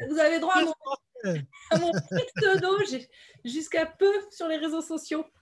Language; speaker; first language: French; native; French